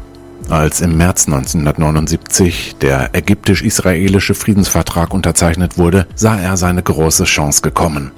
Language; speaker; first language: German; native; German